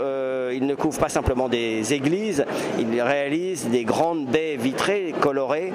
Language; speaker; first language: French; native; French